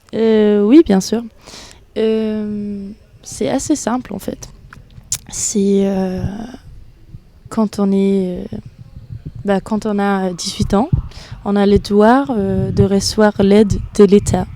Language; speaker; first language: French; non-native, fluent; Danish